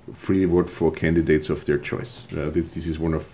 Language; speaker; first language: English; non-native, fluent; German